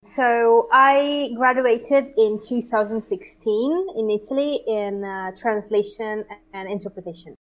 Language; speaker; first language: English; non-native, fluent; Italian